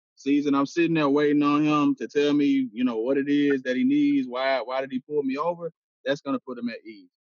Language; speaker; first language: English; native; English